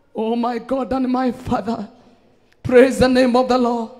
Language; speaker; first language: English; non-native, local second language; Swahili